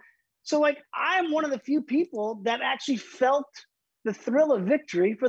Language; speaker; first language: English; native; English